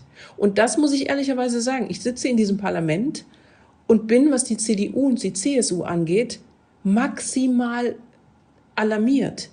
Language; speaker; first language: German; native; German